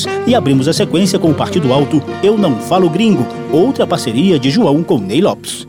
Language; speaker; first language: Portuguese; native; Portuguese